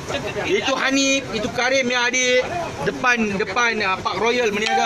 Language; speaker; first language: Malay; native; Malay